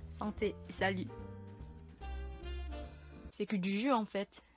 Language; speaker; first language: French; non-native, learner; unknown